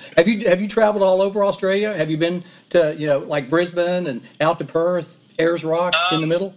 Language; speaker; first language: English; native; English